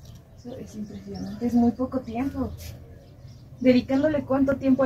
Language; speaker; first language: Spanish; native; Spanish